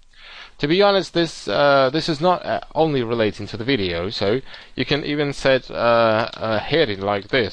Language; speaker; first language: English; non-native, fluent; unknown